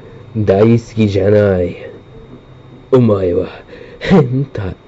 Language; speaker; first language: Japanese; non-native, learner; English